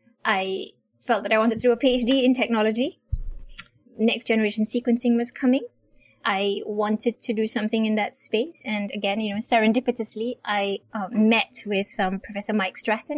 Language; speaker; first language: English; non-native, local second language; Malay